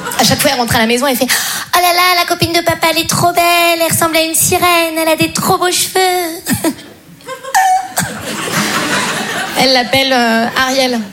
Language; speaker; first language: French; native; French